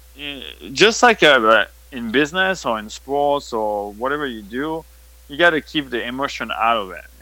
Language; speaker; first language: English; non-native, fluent; French